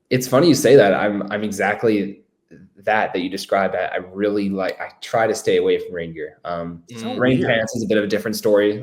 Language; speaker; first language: English; native; English